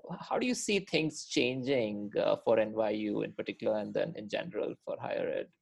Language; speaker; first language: English; non-native, local second language; Hindi